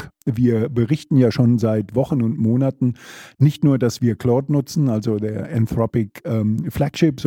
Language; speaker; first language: German; native; German